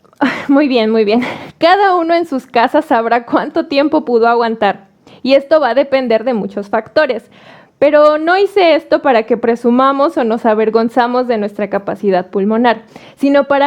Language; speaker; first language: Spanish; native; Spanish